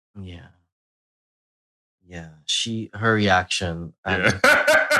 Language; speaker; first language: English; native; English